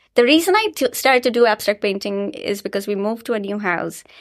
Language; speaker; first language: English; non-native, local second language; Hindi